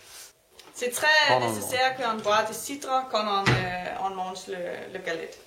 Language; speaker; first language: French; non-native, learner; Danish